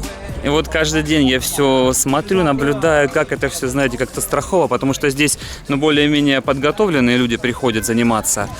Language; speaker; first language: Russian; native; Russian